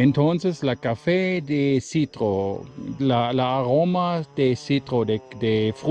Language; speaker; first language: Spanish; non-native, learner; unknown